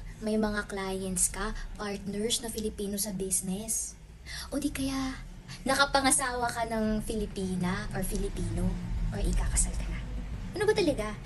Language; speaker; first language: Filipino; non-native, local second language; Waray